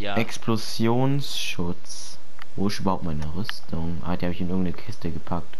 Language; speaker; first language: German; native; German